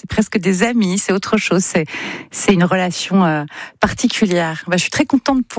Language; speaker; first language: French; native; French